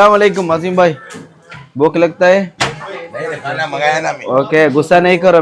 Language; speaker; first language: Hindi; non-native, local second language; Malayalam